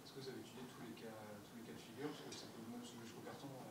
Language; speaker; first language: French; native; French